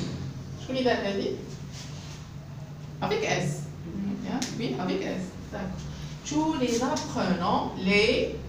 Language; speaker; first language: French; non-native, local second language; Arabic